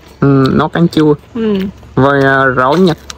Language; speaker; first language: Vietnamese; non-native, learner; French